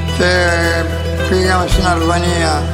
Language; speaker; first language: Greek; non-native, local second language; Ladino